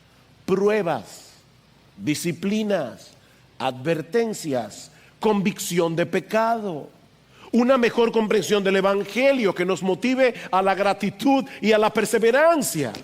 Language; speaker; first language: Spanish; native; Spanish